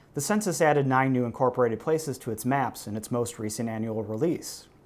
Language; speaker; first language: English; native; English